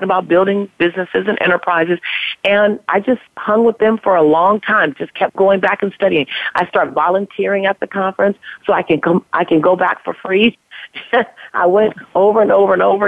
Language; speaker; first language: English; native; English